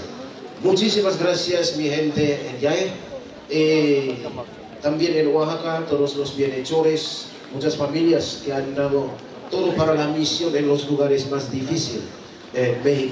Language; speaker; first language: Spanish; non-native, fluent; Indonesian